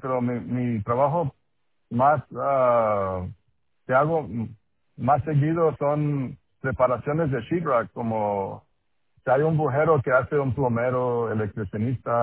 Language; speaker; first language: Spanish; non-native, local second language; English